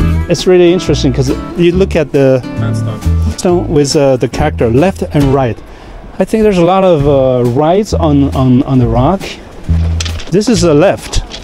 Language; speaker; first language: English; non-native, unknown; Chinese